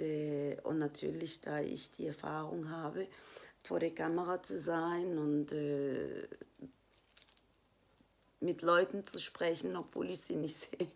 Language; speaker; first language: German; non-native, fluent; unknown